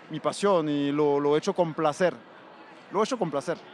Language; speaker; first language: Spanish; non-native, fluent; French